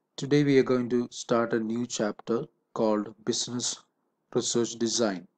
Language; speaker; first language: English; non-native, local second language; Malayalam